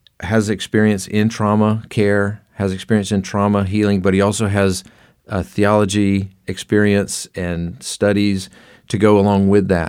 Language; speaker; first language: English; native; English